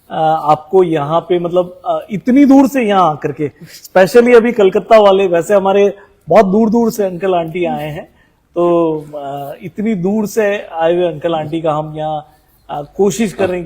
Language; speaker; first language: Hindi; native; Hindi